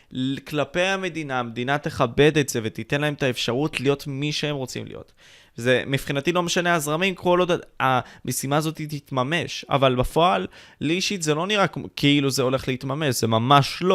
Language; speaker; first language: Hebrew; native; Hebrew